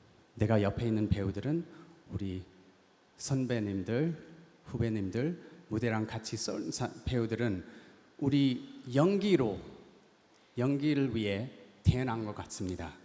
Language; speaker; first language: Korean; early bilingual, heritage; English